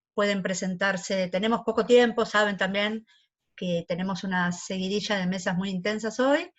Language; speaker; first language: Spanish; native; Spanish